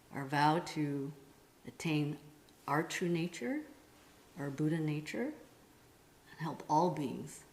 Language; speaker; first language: English; non-native, fluent; Korean